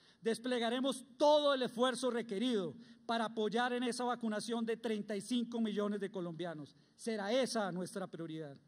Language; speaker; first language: Spanish; native; Spanish